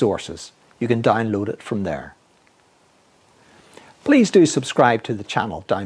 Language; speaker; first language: English; native; English